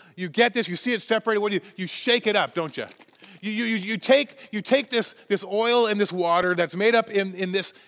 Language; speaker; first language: English; native; English